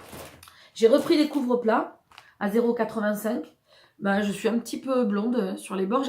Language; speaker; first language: French; native; French